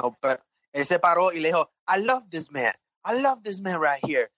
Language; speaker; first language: Spanish; native; Spanish